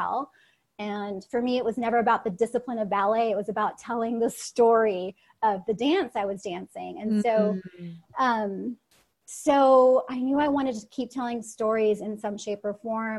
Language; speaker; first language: English; early bilingual, other home language; Russian